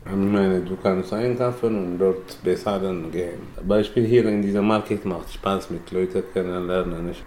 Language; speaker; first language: German; non-native, learner; Tigrinya